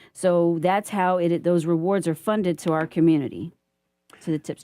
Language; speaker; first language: English; native; English